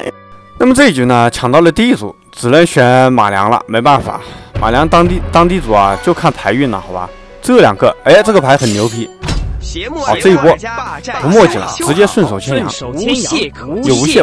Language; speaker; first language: Chinese; native; Chinese